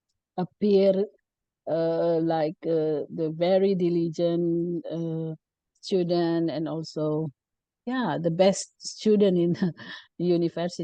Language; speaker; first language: English; non-native, learner; Indonesian